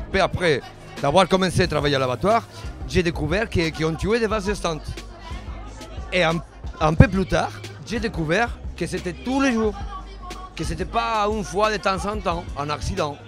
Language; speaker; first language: French; non-native, fluent; Spanish